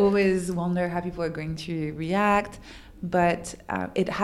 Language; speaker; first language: English; non-native, fluent; French